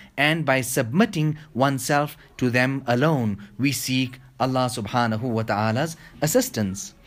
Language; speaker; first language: English; native; English